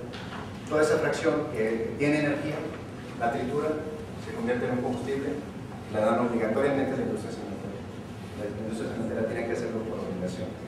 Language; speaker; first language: Spanish; native; Spanish